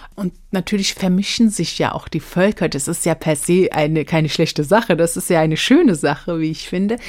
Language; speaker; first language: German; early bilingual, other home language; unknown